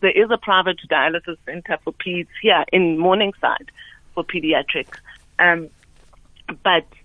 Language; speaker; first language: English; non-native, local second language; Southern Sotho